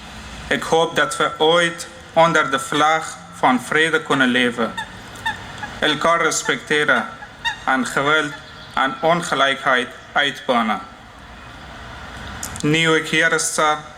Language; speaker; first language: Dutch; non-native, fluent; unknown